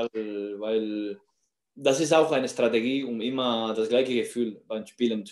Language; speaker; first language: German; non-native, fluent; Spanish